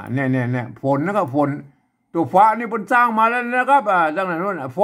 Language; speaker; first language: Thai; non-native, local second language; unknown